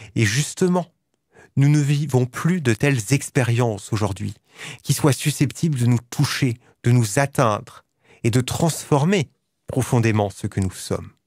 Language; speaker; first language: French; native; French